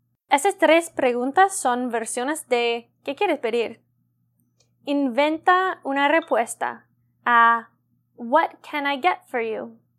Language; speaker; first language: Spanish; non-native, learner; English